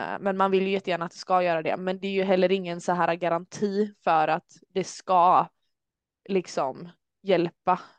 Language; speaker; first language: Swedish; early bilingual, other home language; Albanian